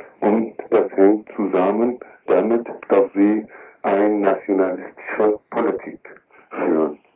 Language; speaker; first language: German; non-native, learner; Kurdish